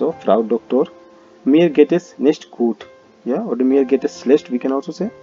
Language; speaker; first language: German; non-native, fluent; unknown